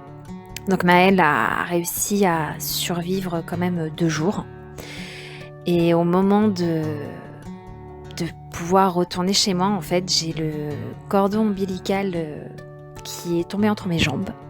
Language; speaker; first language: French; native; French